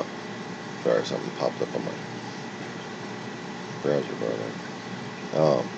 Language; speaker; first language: English; native; English